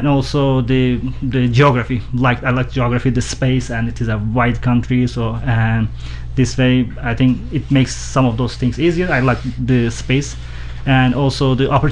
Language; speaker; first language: English; non-native, fluent; Turkish